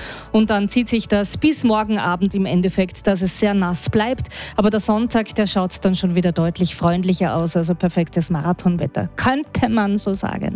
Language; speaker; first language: German; native; German